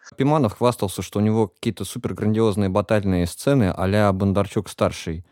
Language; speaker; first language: Russian; native; Russian